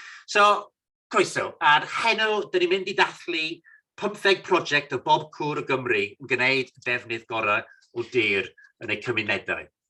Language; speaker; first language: Welsh; non-native, fluent; English